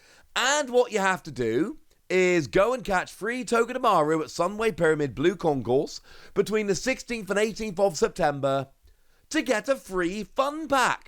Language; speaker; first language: English; native; English